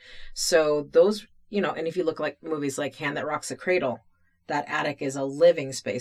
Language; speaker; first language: English; native; English